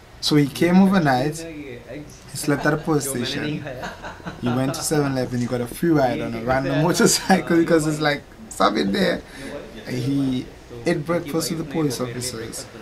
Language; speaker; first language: English; non-native, fluent; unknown